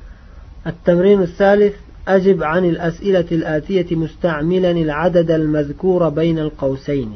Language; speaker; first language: Arabic; non-native, fluent; Uzbek